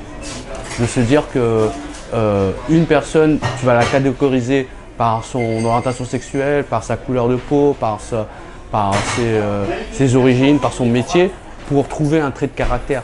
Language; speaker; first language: French; early bilingual, other home language; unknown